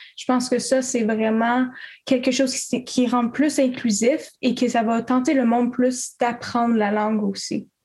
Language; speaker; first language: French; native; French